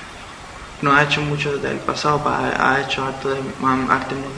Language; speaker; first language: Spanish; early bilingual, heritage; Spanish